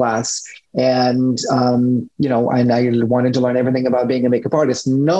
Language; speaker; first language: English; non-native, fluent; French